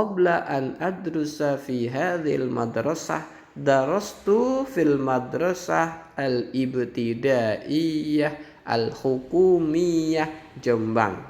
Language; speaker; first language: Arabic; non-native, fluent; Indonesian